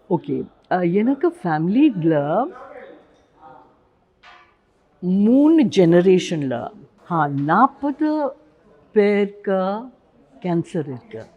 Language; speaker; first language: Tamil; non-native, learner; Hindi